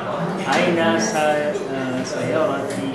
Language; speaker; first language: Arabic; non-native, learner; Malay